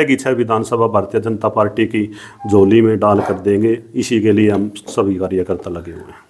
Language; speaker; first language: Hindi; native; Hindi